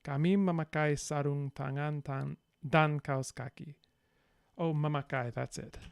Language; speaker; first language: Indonesian; non-native, learner; English